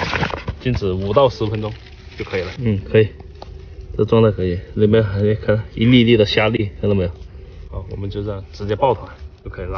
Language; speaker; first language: Chinese; native; Chinese